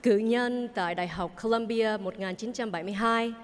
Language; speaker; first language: Vietnamese; early bilingual, heritage; Vietnamese